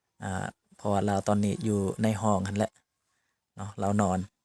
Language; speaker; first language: Thai; non-native, local second language; Lao